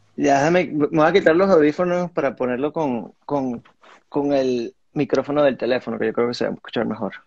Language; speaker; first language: Spanish; native; Spanish